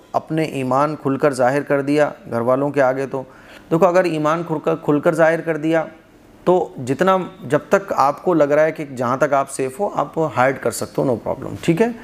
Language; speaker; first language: Urdu; native; Urdu